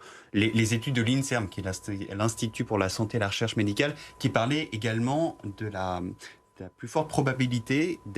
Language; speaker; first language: French; native; French